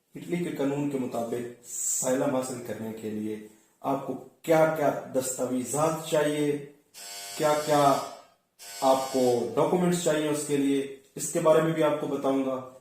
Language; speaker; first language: Urdu; non-native, local second language; Punjabi